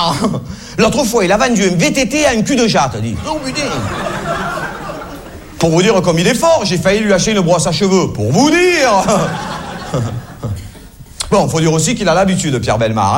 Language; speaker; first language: French; native; French